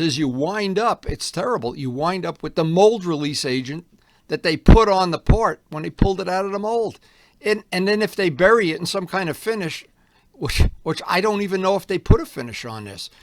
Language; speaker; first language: English; native; English